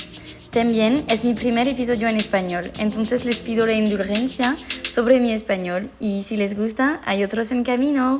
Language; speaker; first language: Spanish; non-native, learner; French